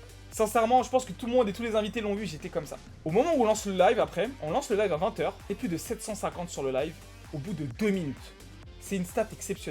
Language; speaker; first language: French; native; French